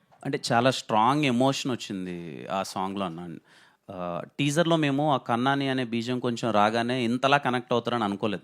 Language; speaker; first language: Telugu; native; Telugu